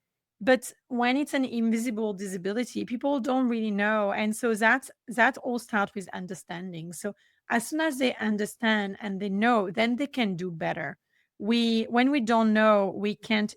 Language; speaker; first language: English; non-native, fluent; French